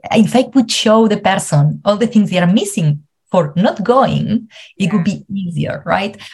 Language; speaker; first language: English; non-native, fluent; Spanish